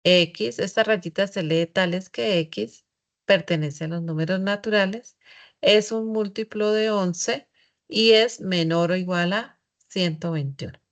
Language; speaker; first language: Spanish; native; Spanish